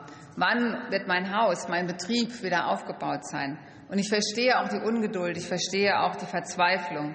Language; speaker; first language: German; native; German